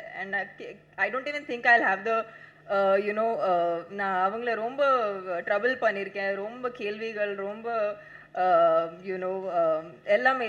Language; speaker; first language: Tamil; non-native, learner; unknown